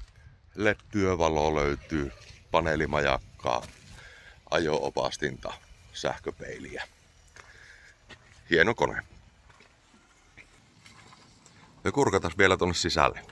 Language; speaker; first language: Finnish; native; Finnish